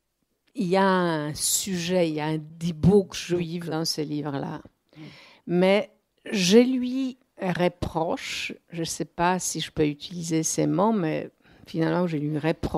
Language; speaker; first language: French; non-native, fluent; Polish